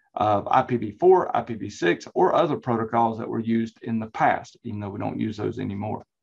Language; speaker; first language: English; native; English